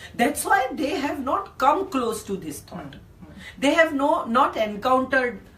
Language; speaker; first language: English; non-native, local second language; Gujarati